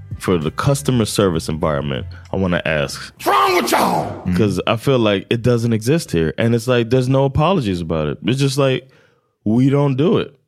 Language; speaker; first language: English; native; English